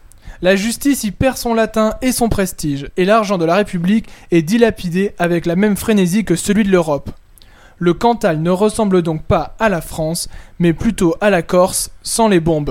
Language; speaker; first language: French; native; French